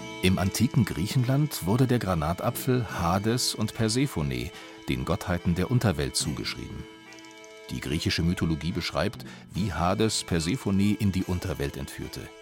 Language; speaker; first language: German; native; German